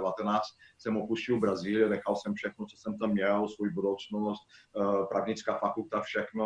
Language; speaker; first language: Czech; non-native, fluent; Portuguese